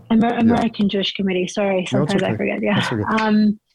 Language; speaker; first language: English; non-native, fluent; Arabic